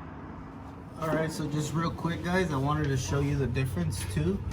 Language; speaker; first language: English; native; English